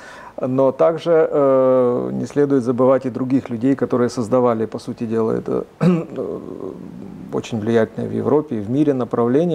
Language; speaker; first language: Russian; native; Russian